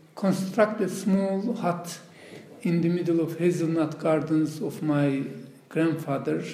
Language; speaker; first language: English; non-native, fluent; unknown